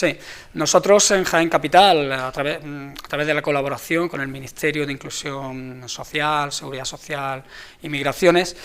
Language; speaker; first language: Spanish; native; Spanish